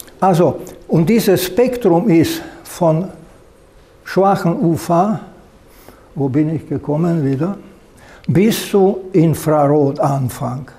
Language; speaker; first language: German; non-native, fluent; Slovak